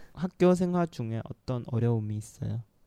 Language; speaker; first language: Korean; non-native, local second language; Chinese